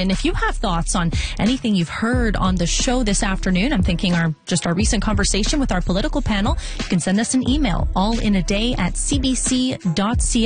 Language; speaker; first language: English; native; English